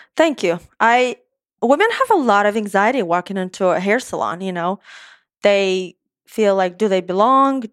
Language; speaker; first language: English; non-native, fluent; Romanian